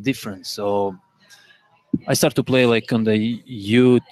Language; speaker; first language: English; non-native, learner; Serbian